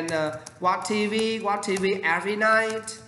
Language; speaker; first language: English; non-native, learner; Vietnamese